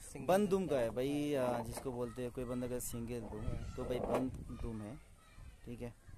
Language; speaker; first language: Hindi; non-native, local second language; Bangla